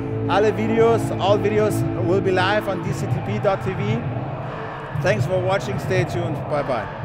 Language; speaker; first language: English; non-native, fluent; German